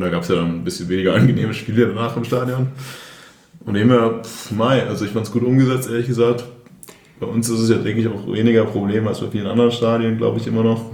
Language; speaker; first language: German; native; German